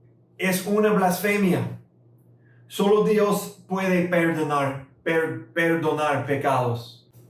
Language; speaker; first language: Spanish; non-native, fluent; English